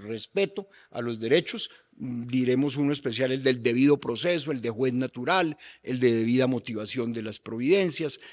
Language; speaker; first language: Spanish; native; Spanish